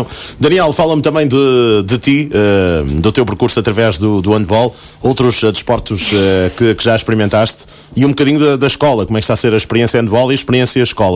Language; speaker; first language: Portuguese; native; Portuguese